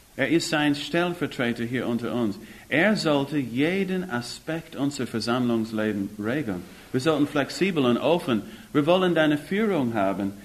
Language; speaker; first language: German; non-native, fluent; English